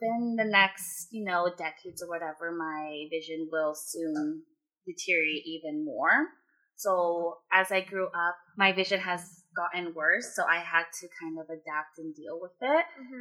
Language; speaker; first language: English; native; English